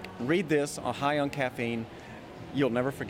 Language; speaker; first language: English; native; English